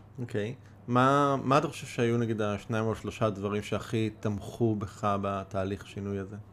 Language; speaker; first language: Hebrew; native; Hebrew